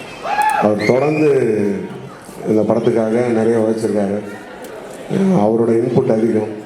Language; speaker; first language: Tamil; native; Tamil